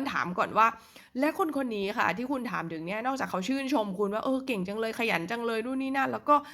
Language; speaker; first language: Thai; native; Thai